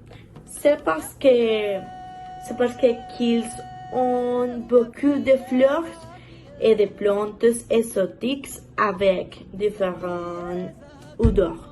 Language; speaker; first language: French; non-native, learner; Spanish